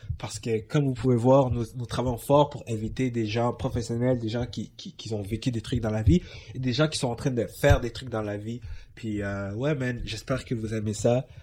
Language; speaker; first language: French; non-native, local second language; English